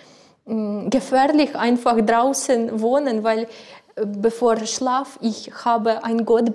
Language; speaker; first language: German; non-native, learner; Ukrainian